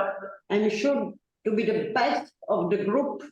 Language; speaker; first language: English; non-native, learner; Italian